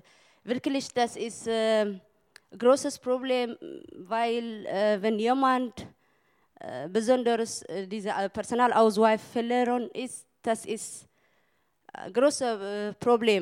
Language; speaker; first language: German; non-native, learner; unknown